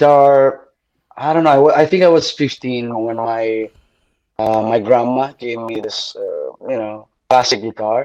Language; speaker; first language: English; non-native, fluent; Italian